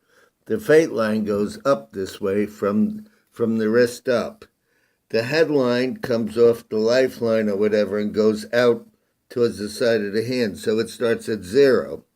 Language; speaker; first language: English; native; English